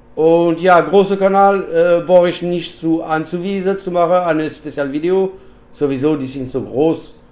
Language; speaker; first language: German; non-native, learner; French